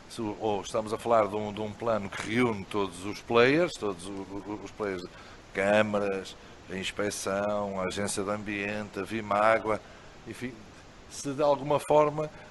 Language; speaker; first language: Portuguese; native; Portuguese